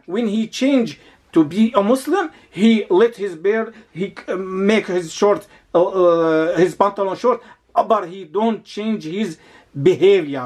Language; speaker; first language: English; non-native, learner; Arabic